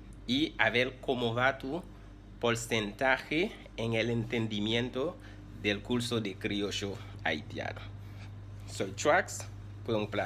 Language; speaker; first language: Spanish; non-native, fluent; Haitian Creole